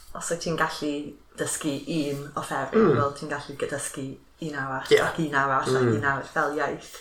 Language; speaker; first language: Welsh; non-native, local second language; English